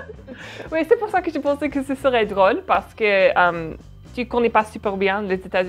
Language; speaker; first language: French; non-native, fluent; English